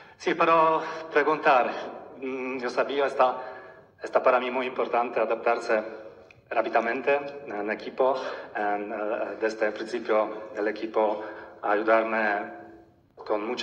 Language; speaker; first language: Spanish; non-native, learner; Polish